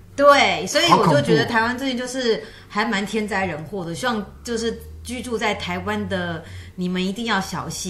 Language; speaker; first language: Chinese; native; Chinese